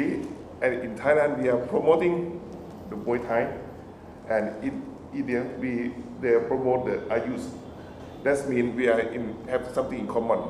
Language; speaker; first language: English; non-native, fluent; Thai